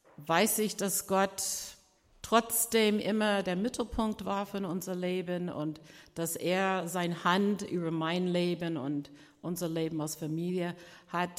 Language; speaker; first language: German; non-native, fluent; English